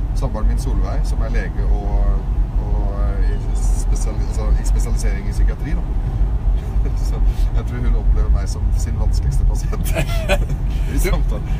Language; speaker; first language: Norwegian; early bilingual, other home language; Arabic